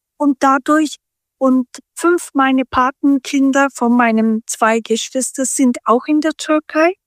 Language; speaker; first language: German; early bilingual, other home language; Turkish